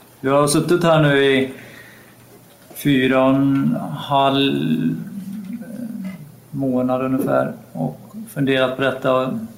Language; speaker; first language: Swedish; native; Swedish